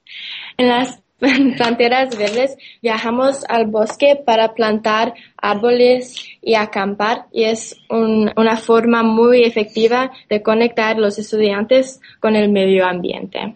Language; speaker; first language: Spanish; non-native, learner; English